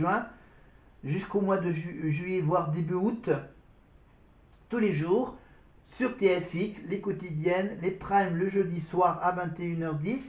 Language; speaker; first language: French; native; French